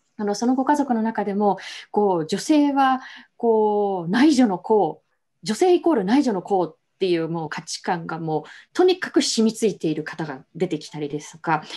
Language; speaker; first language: Japanese; native; Japanese